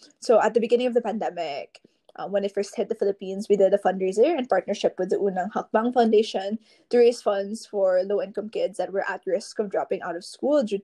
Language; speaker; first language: English; non-native, local second language; Filipino